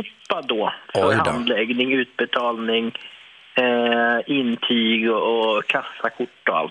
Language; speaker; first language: Swedish; native; Swedish